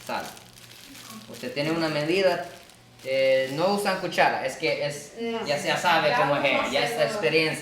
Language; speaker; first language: Spanish; non-native, fluent; Japanese